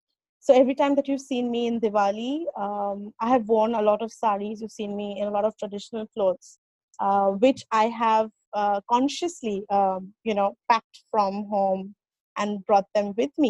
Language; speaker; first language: English; non-native, local second language; Bangla